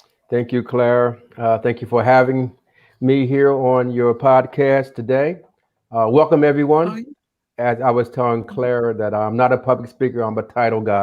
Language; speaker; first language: English; native; English